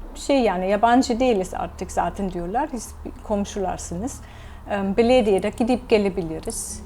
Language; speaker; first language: Turkish; non-native, fluent; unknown